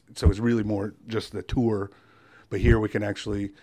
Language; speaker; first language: English; native; English